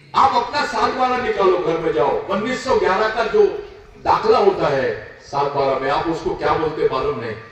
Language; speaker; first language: Hindi; non-native, local second language; Marathi